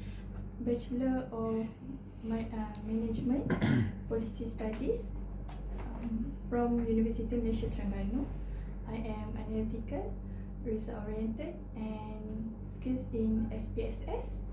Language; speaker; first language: English; non-native, learner; Malay